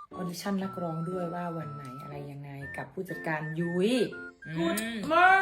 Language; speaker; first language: Thai; native; Thai